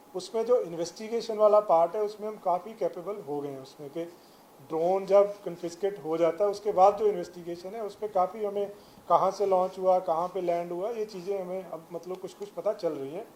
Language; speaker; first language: Hindi; non-native, local second language; Punjabi